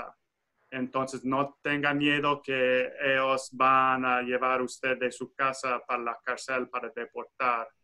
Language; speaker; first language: Spanish; non-native, fluent; English